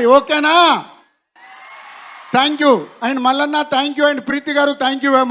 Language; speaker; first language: Telugu; native; Telugu